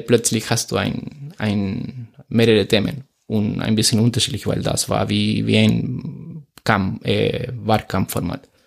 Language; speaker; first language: German; non-native, fluent; Spanish